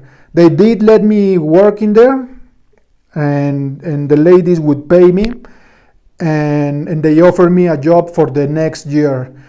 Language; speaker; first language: English; non-native, fluent; Spanish